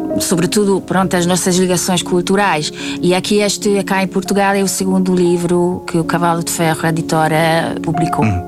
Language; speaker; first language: Portuguese; non-native, fluent; Hungarian